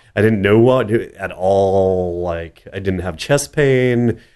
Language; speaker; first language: English; native; English